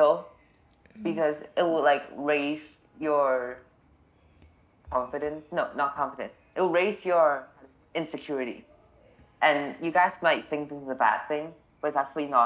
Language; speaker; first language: English; non-native, local second language; Cantonese